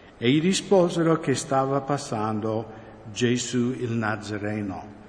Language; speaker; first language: Italian; non-native, fluent; English